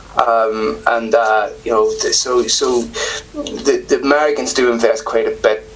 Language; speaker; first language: English; native; English